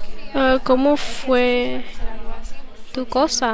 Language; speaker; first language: Spanish; non-native, learner; English